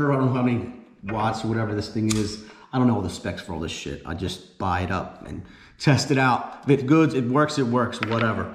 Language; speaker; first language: English; native; English